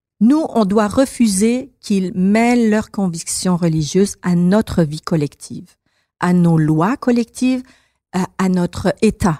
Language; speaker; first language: French; early bilingual, other home language; Persian